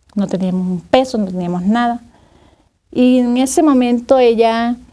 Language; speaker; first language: Spanish; native; Spanish